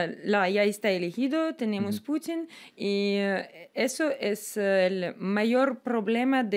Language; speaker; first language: Spanish; non-native, fluent; Russian